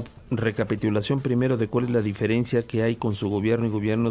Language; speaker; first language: Spanish; native; Spanish